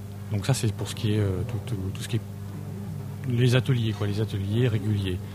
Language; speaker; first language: French; native; French